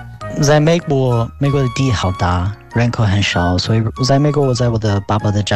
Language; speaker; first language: Chinese; non-native, fluent; English